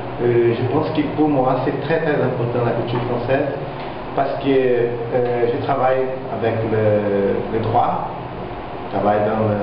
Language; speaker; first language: French; non-native, fluent; Portuguese